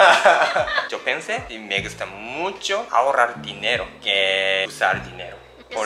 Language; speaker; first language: Spanish; non-native, learner; Japanese